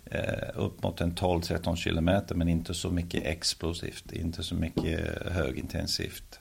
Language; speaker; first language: Swedish; early bilingual, heritage; Swedish